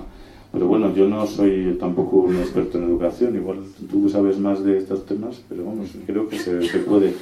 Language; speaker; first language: Spanish; native; Spanish